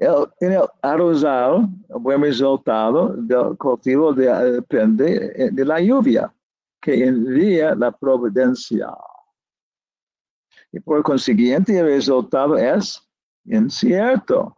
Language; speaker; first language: Spanish; non-native, learner; English